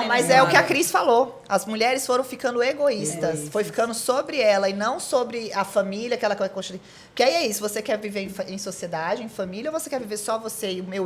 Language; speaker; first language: Portuguese; native; Portuguese